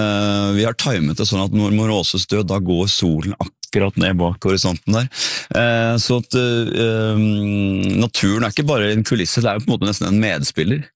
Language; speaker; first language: Norwegian; native; Norwegian